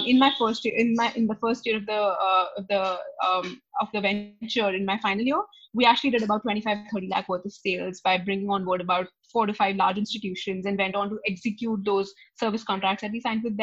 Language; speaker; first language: English; non-native, local second language; Hindi